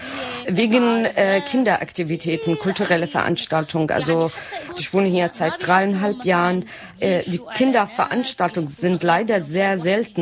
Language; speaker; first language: German; non-native, learner; Arabic